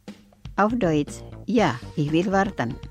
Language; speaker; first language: German; non-native, fluent; Indonesian